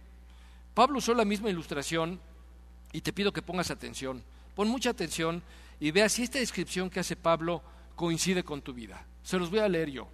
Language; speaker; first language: Spanish; native; Spanish